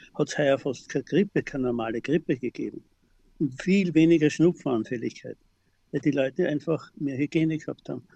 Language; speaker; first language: German; native; German